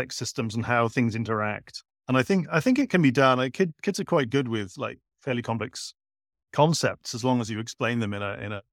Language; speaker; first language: English; native; English